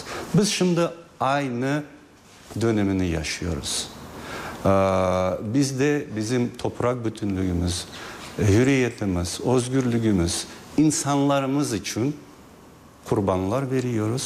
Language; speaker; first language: Turkish; non-native, fluent; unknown